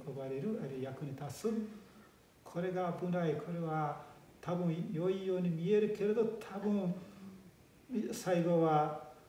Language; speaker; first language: Japanese; non-native, fluent; Malayalam